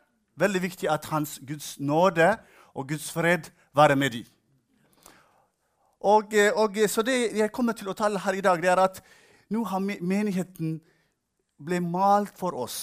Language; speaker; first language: Norwegian; non-native, fluent; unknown